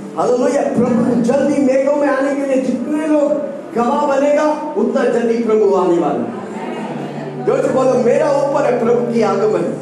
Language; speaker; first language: Hindi; non-native, local second language; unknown